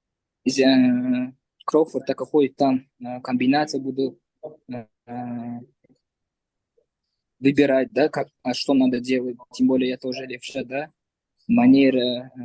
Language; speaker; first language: Russian; non-native, learner; Uzbek